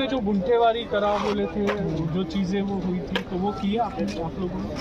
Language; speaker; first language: Hindi; non-native, local second language; Marathi